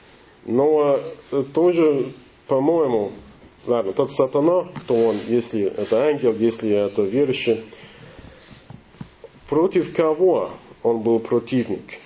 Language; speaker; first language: Russian; non-native, learner; English